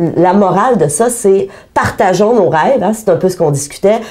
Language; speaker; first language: French; native; French